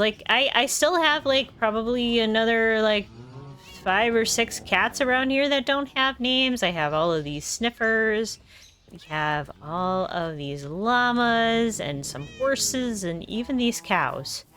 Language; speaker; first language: English; native; English